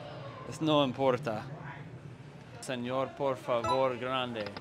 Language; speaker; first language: Spanish; non-native, learner; English